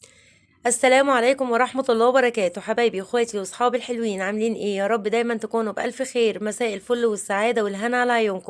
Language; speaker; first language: Arabic; native; Arabic